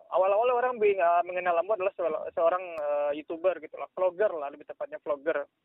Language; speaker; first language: Indonesian; non-native, local second language; Minangkabau